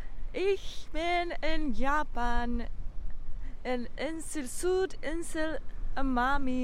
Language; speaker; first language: German; non-native, learner; Japanese